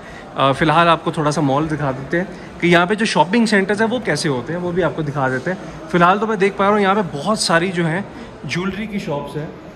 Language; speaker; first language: Hindi; native; Hindi